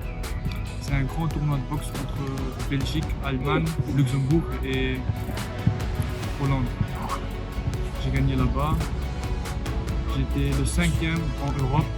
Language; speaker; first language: French; non-native, fluent; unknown